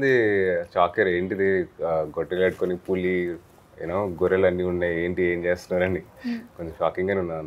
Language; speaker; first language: Telugu; native; Telugu